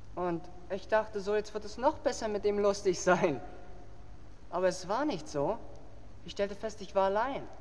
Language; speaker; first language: German; native; German